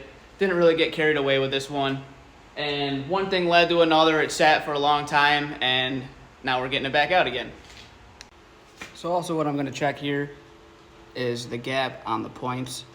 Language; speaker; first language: English; native; English